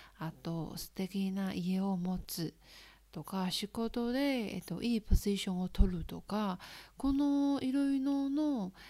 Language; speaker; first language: Japanese; non-native, learner; Chinese